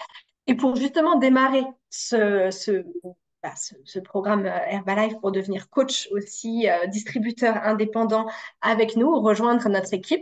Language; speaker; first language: French; native; French